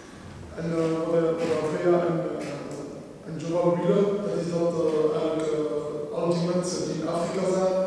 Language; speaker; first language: Dutch; non-native, local second language; French